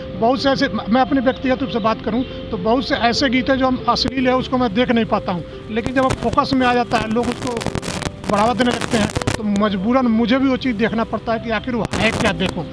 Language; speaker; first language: Hindi; non-native, local second language; Bhojpuri